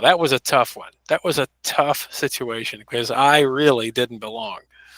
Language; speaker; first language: English; native; English